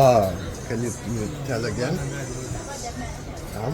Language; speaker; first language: English; non-native, learner; German